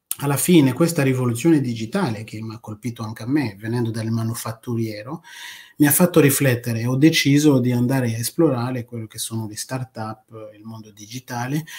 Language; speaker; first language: Italian; non-native, fluent; Kinyarwanda